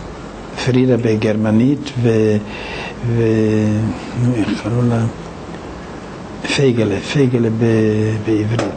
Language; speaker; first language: Hebrew; non-native, fluent; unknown